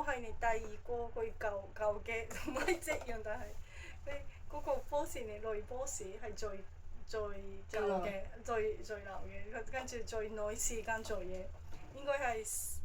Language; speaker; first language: Cantonese; non-native, fluent; Japanese